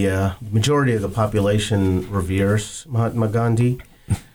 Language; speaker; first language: English; non-native, local second language; Kannada